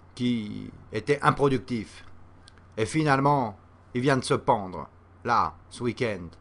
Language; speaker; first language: French; native; French